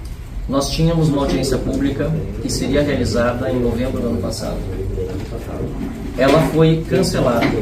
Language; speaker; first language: Portuguese; native; Portuguese